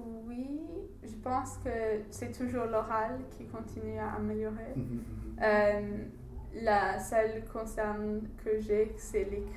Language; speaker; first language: French; non-native, learner; English